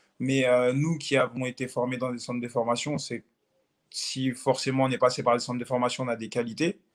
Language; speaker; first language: French; native; French